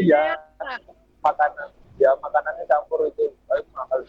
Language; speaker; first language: Indonesian; native; Indonesian